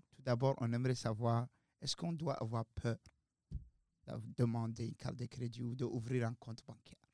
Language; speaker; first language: French; non-native, local second language; Arabic